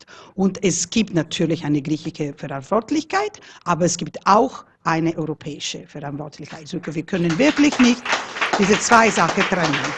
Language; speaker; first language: German; non-native, fluent; Italian